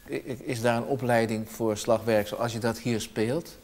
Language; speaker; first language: Dutch; native; Dutch